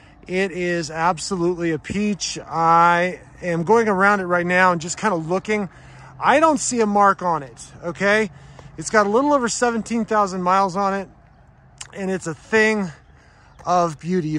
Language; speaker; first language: English; native; English